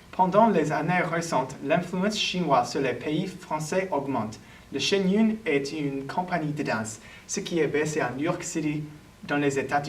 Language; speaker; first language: French; non-native, learner; English